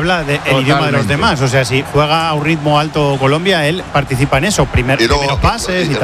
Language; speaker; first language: Spanish; native; Spanish